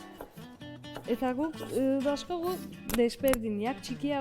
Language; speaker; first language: Basque; non-native, learner; Turkish